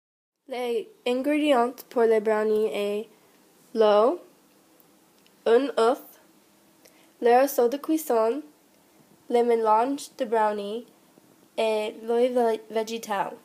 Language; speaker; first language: French; non-native, learner; English